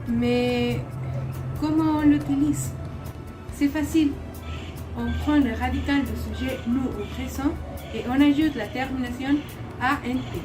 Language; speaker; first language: French; non-native, learner; Spanish